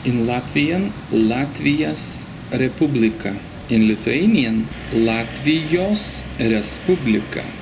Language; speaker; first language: English; non-native, fluent; Lithuanian